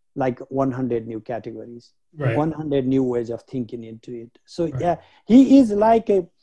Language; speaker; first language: English; non-native, local second language; Nepali